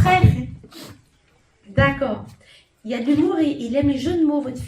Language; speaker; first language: French; native; French